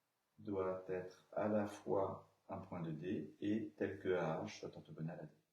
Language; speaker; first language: French; native; French